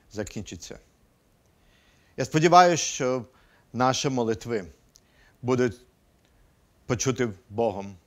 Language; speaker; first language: Ukrainian; non-native, local second language; Russian